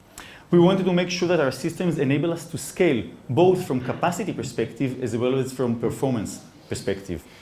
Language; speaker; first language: English; non-native, fluent; Hebrew